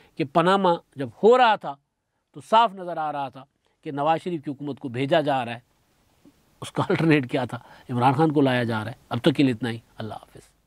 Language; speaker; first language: Urdu; non-native, local second language; Sindhi